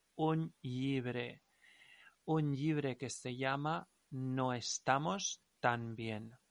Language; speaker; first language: Spanish; non-native, local second language; Catalan